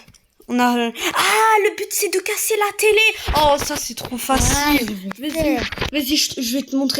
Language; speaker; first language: French; native; French